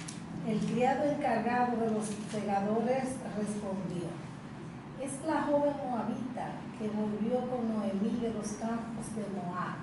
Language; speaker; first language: Spanish; native; Spanish